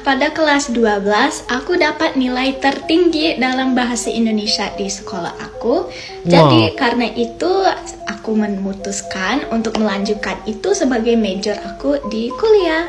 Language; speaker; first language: Indonesian; non-native, fluent; English